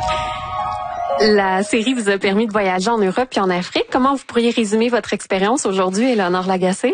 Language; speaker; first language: French; native; French